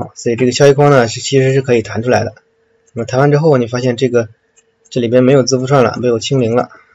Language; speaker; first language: Chinese; native; Chinese